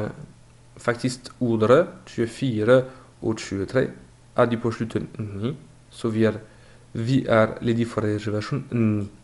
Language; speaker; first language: Norwegian; non-native, fluent; French